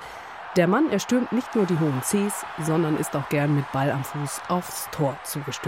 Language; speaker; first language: German; native; German